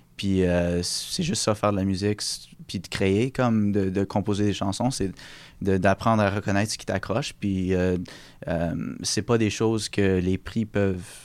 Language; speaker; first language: French; native; French